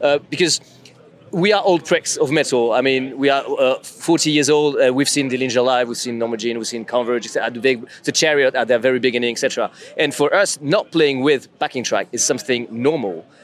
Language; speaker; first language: English; non-native, fluent; French